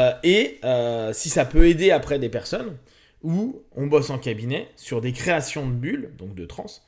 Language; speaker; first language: French; native; French